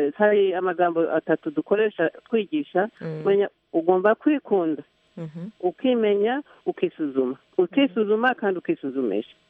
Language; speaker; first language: Kinyarwanda; early bilingual, heritage; Kinyarwanda